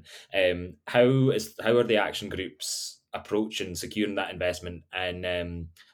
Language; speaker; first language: English; native; English